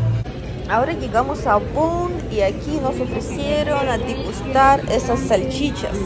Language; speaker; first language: Spanish; non-native, fluent; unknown